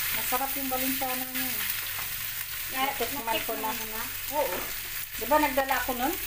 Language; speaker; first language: Filipino; non-native, local second language; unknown